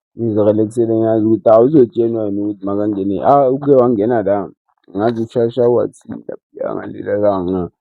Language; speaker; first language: Zulu; non-native, local second language; Xhosa